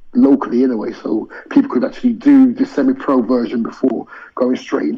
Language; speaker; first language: English; native; English